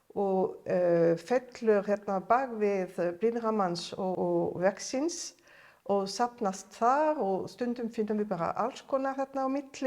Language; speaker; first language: Icelandic; non-native, fluent; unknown